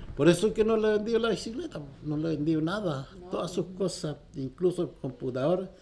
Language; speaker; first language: Spanish; native; Spanish